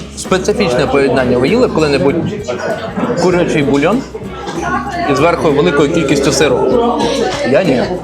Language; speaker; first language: Ukrainian; native; Ukrainian